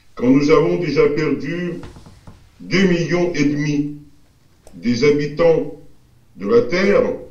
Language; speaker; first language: French; non-native, fluent; Russian